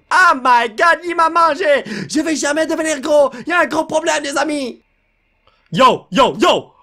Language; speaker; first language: French; native; French